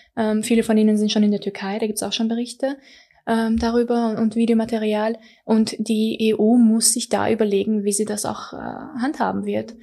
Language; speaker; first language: German; early bilingual, other home language; Persian